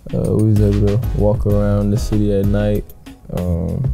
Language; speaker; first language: English; native; English